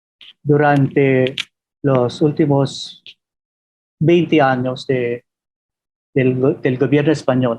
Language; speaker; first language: Spanish; non-native, fluent; Filipino